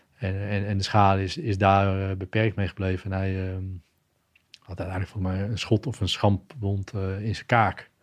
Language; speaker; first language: Dutch; native; Dutch